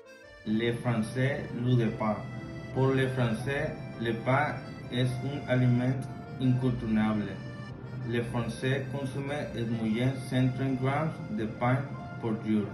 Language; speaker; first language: French; non-native, learner; Spanish